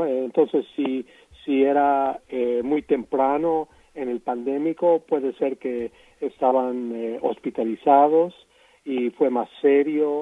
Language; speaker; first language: Spanish; non-native, fluent; English